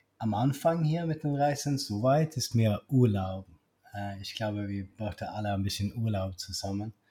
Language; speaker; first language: German; non-native, learner; Swedish